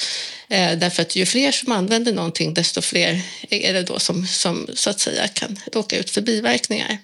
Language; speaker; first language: Swedish; native; Swedish